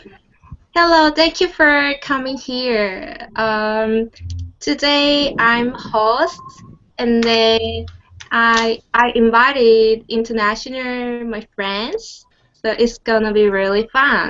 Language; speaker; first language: English; non-native, learner; Korean